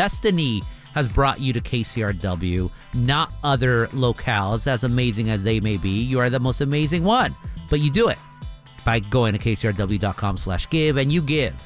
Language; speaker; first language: English; early bilingual, other home language; Spanish